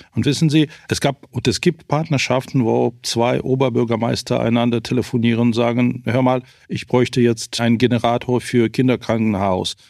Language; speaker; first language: German; non-native, fluent; Ukrainian